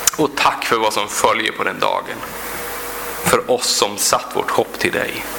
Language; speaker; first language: Swedish; native; Swedish